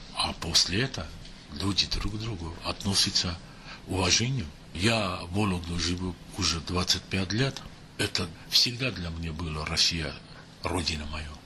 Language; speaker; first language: Russian; non-native, local second language; Armenian